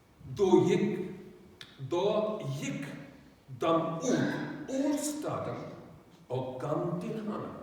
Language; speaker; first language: Swedish; non-native, learner; Urdu